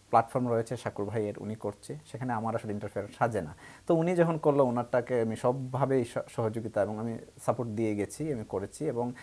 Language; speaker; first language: Bangla; native; Bangla